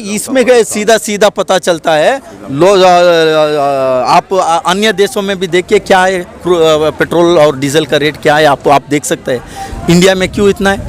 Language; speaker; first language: Hindi; non-native, local second language; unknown